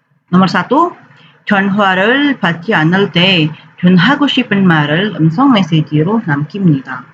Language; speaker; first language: Korean; non-native, fluent; Indonesian